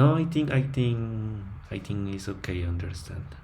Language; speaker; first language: English; non-native, learner; Spanish